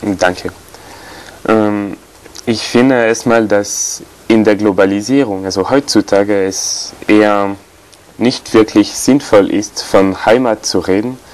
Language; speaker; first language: German; non-native, fluent; French